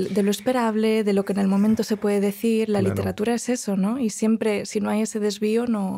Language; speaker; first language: Spanish; non-native, local second language; Galician